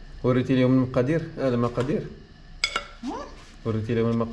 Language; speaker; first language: Arabic; native; Arabic